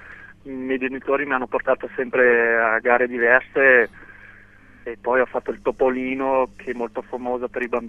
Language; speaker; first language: Italian; non-native, local second language; German